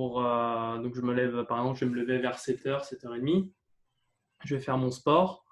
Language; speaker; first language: French; native; French